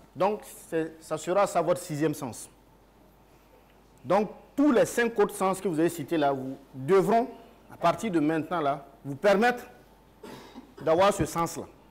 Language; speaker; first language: French; non-native, local second language; Mossi